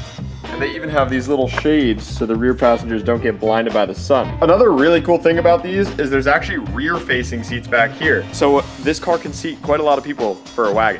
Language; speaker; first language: English; native; English